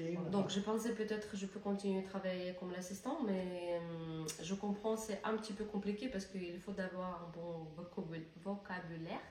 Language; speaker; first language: French; non-native, learner; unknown